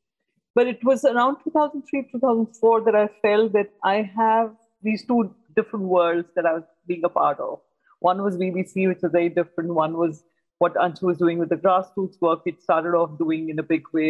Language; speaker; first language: English; non-native, local second language; Hindi